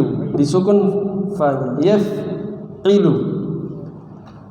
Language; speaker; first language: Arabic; non-native, fluent; Indonesian